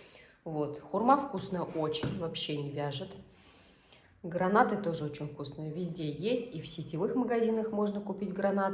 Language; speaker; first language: Russian; native; Russian